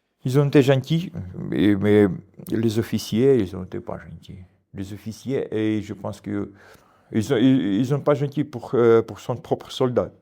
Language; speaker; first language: French; non-native, learner; Ukrainian